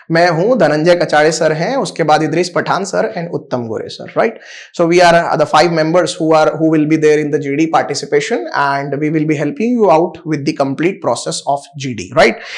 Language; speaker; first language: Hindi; non-native, local second language; Marathi